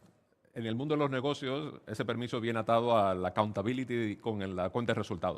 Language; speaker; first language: Spanish; native; Spanish